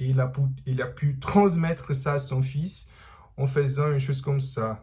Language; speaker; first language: French; non-native, learner; Portuguese